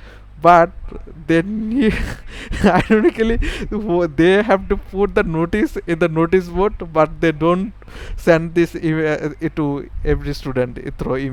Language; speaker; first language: English; non-native, fluent; Bangla